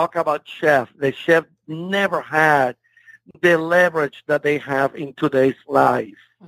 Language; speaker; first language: English; non-native, fluent; Spanish